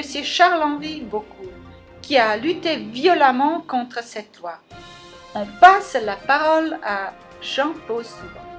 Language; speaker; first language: French; non-native, learner; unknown